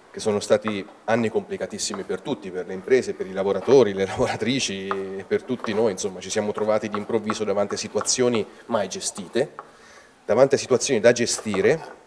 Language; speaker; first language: Italian; native; Italian